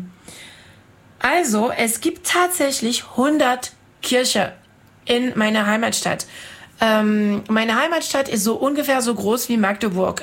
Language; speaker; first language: German; non-native, fluent; French